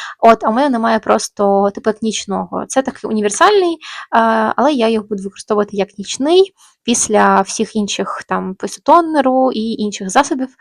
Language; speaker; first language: Ukrainian; non-native, local second language; Russian